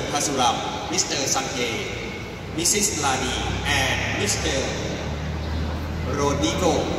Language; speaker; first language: English; non-native, fluent; Thai